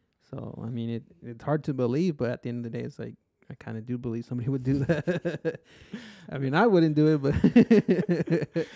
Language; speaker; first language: English; early bilingual, other home language; Spanish